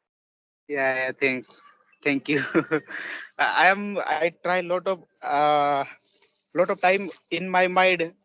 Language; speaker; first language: English; non-native, learner; Odia